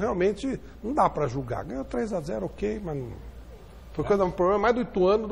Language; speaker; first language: Portuguese; native; Portuguese